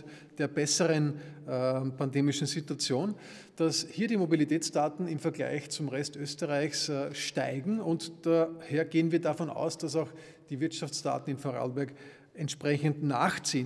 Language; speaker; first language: German; native; German